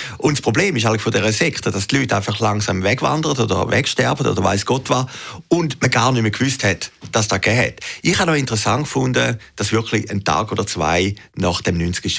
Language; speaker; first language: German; native; German